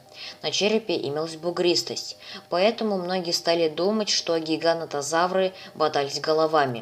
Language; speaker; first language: Russian; native; Russian